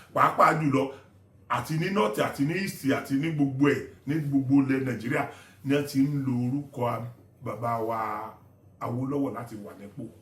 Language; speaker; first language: Yoruba; non-native, local second language; Igbo